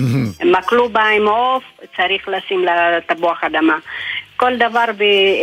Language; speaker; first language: Hebrew; non-native, local second language; Arabic